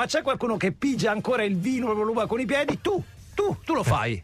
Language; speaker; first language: Italian; native; Italian